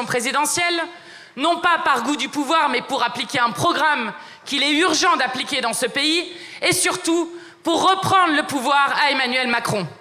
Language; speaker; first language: French; native; French